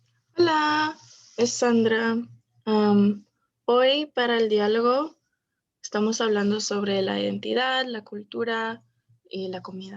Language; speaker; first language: Spanish; early bilingual, heritage; Spanish